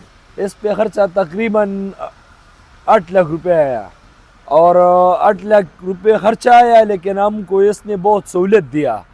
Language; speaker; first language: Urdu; non-native, local second language; Pashto